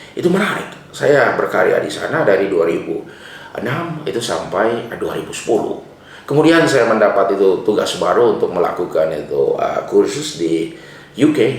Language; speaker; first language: Indonesian; non-native, local second language; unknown